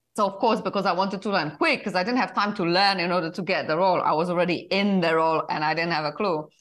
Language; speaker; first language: English; non-native, fluent; Polish